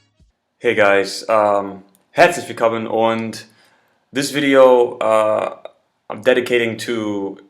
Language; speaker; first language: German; non-native, learner; English